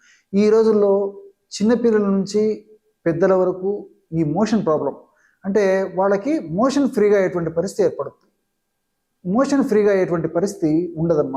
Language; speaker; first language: Telugu; native; Telugu